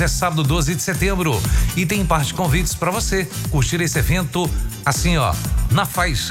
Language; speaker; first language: Portuguese; native; Portuguese